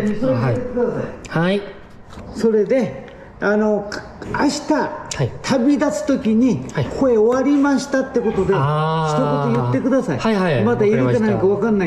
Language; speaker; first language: Japanese; native; Japanese